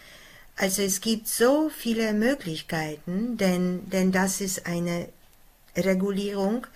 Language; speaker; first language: German; non-native, fluent; Polish